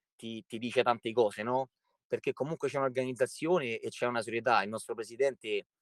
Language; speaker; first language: Italian; native; Italian